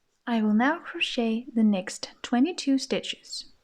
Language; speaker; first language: English; non-native, fluent; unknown